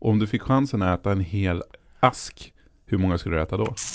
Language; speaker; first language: Swedish; native; Swedish